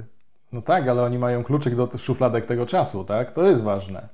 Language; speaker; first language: Polish; native; Polish